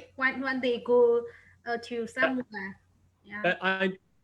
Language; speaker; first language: English; non-native, learner; Burmese